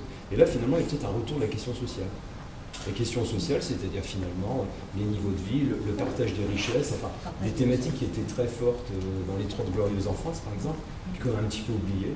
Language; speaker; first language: French; native; French